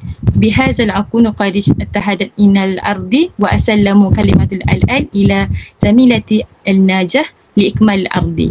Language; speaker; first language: Arabic; non-native, learner; Malay